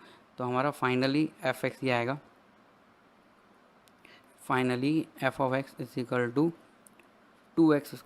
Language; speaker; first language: Hindi; native; Hindi